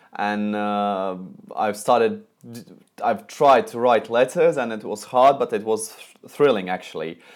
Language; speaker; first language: English; non-native, fluent; Russian